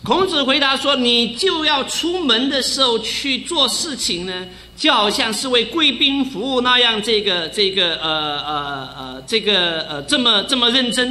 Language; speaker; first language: Chinese; native; Chinese